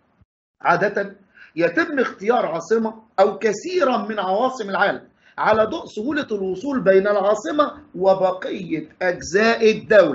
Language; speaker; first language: Arabic; native; Arabic